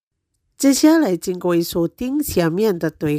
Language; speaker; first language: Chinese; non-native, fluent; Indonesian